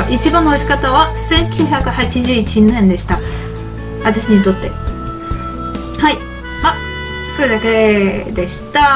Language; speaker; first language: Japanese; non-native, learner; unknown